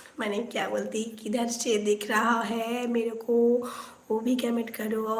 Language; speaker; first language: Hindi; non-native, local second language; Bangla